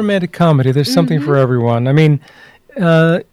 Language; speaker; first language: English; native; English